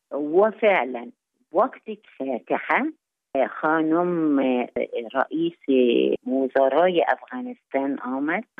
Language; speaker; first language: Persian; non-native, fluent; Arabic